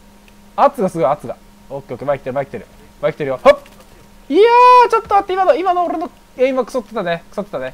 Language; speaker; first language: Japanese; native; Japanese